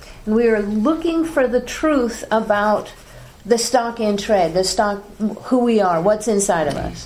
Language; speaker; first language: English; native; English